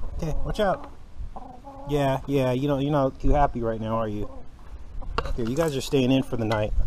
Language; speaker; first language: English; native; English